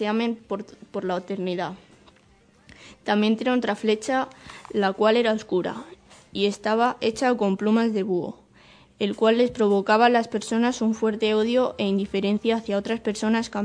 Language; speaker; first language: Spanish; native; Spanish